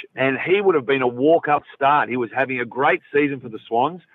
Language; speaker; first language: English; native; English